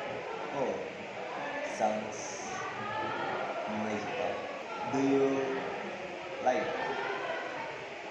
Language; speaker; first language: English; non-native, learner; Indonesian